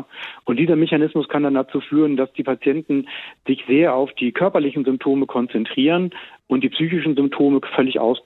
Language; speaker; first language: German; native; German